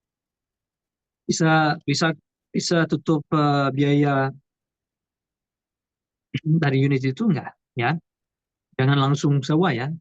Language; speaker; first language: Indonesian; non-native, learner; Portuguese